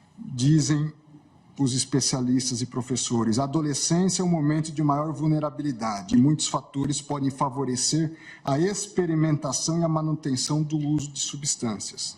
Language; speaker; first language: Portuguese; native; Portuguese